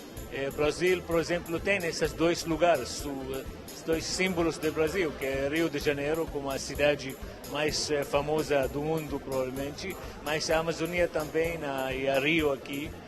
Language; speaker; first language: Portuguese; non-native, fluent; Arabic